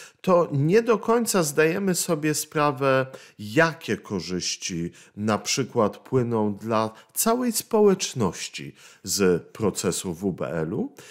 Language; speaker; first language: Polish; native; Polish